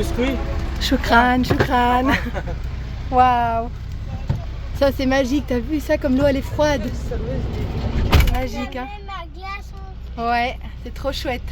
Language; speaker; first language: French; native; French